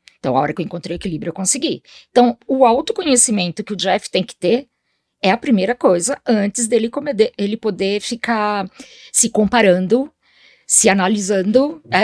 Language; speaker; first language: Portuguese; early bilingual, other home language; Spanish